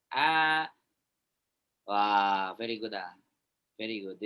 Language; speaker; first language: English; non-native, learner; Indonesian